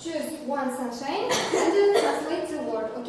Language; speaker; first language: English; non-native, learner; Kazakh